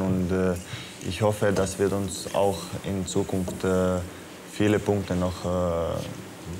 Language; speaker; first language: German; non-native, fluent; Croatian